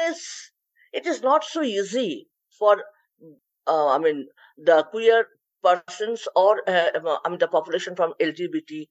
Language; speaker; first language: English; non-native, local second language; Bangla